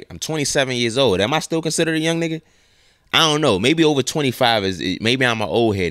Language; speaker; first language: English; native; English